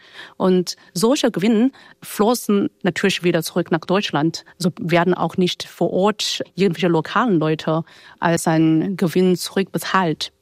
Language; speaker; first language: German; non-native, fluent; Chinese